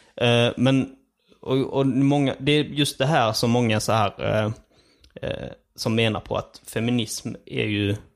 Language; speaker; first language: Swedish; early bilingual, other home language; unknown